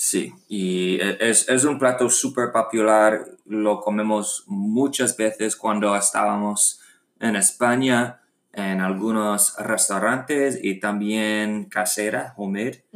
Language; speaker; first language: Spanish; non-native, learner; English